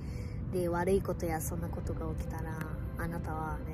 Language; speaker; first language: Japanese; early bilingual, other home language; Portuguese